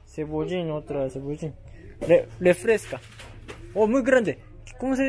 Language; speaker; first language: Spanish; non-native, learner; Japanese